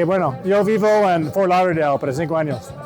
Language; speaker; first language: Spanish; non-native, learner; English